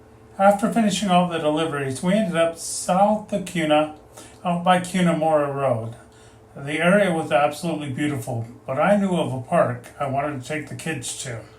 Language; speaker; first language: English; native; English